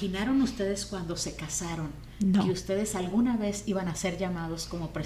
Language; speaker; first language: Spanish; native; Spanish